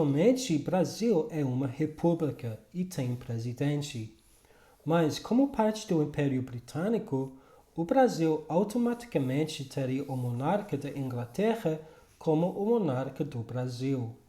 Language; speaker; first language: Portuguese; non-native, fluent; English